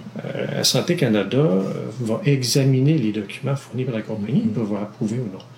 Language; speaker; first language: French; native; French